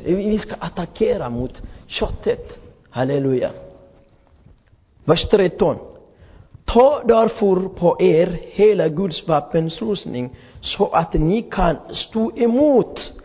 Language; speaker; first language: Swedish; non-native, fluent; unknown